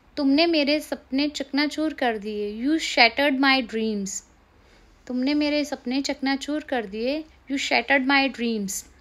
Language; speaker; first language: Hindi; native; Hindi